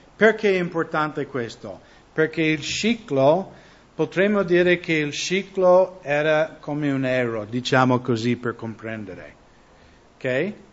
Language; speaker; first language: Italian; non-native, fluent; English